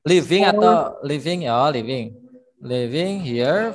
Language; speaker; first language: English; non-native, learner; Indonesian